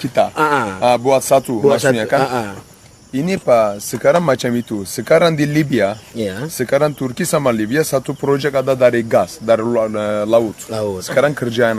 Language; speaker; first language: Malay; non-native, learner; Turkish